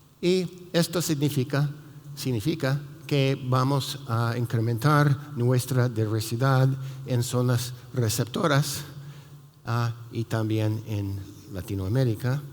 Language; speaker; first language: Spanish; non-native, fluent; English